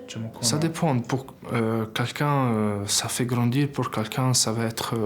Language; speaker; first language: French; non-native, learner; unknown